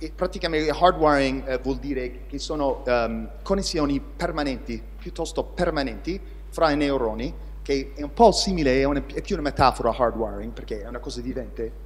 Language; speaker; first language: Italian; non-native, fluent; English